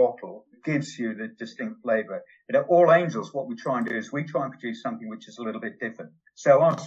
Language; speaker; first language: English; native; English